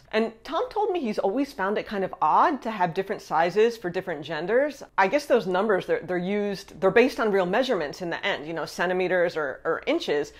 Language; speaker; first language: English; native; English